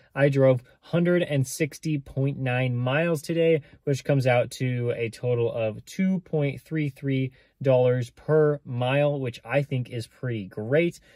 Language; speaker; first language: English; native; English